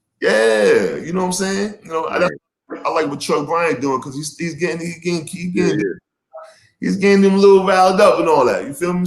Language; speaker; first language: English; native; English